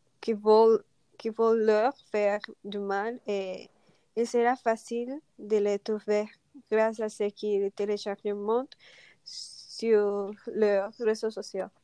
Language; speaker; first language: French; non-native, learner; Spanish